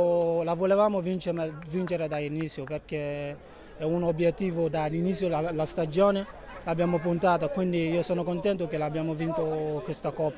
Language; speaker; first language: Italian; non-native, fluent; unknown